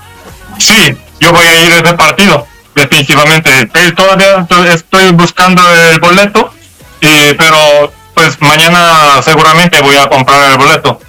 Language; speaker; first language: Spanish; non-native, learner; Korean